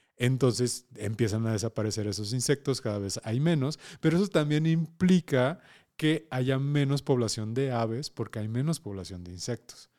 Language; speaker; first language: Spanish; native; Spanish